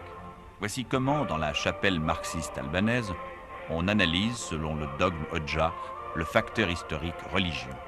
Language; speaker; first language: French; native; French